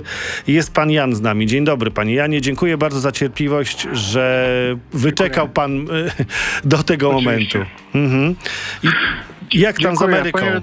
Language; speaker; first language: Polish; native; Polish